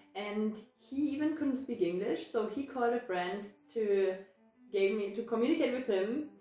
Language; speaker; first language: English; non-native, fluent; German